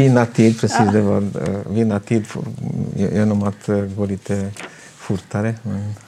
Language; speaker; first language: Swedish; non-native, fluent; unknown